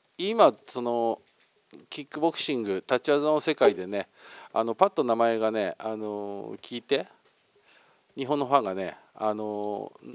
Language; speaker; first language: Japanese; native; Japanese